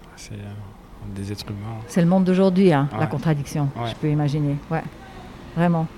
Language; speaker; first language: French; native; French